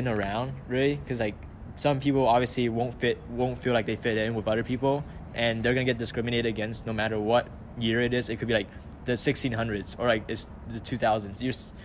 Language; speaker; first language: English; early bilingual, other home language; Vietnamese